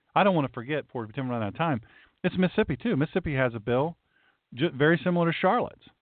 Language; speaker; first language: English; native; English